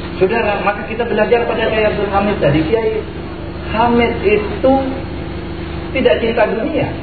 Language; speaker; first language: Indonesian; non-native, local second language; Madurese